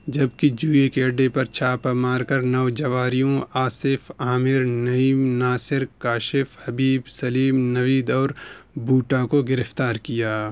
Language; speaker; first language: Urdu; non-native, local second language; Baluchi